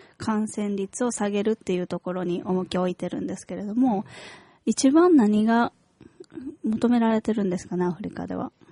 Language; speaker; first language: Japanese; native; Japanese